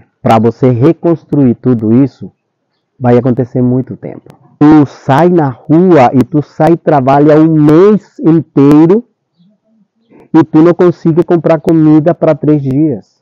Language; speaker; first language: Portuguese; non-native, fluent; Spanish